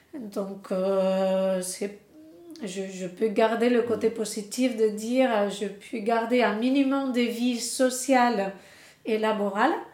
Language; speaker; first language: French; non-native, fluent; Spanish